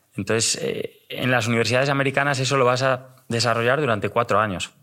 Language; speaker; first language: Spanish; native; Spanish